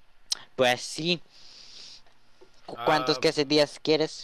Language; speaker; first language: Spanish; non-native, learner; English